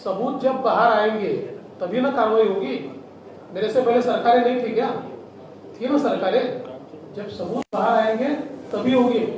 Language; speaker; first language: Hindi; non-native, local second language; Marathi